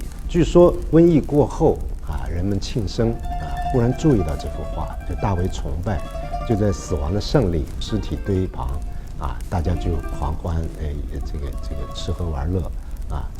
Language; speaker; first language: Chinese; native; Chinese